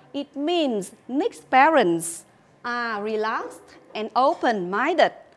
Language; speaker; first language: English; non-native, fluent; Vietnamese